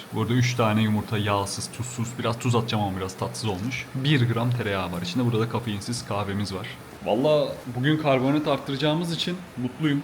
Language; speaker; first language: Turkish; native; Turkish